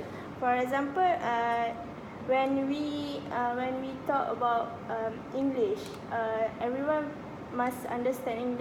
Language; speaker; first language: English; non-native, local second language; Malay